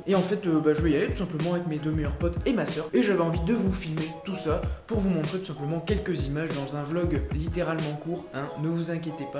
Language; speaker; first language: French; native; French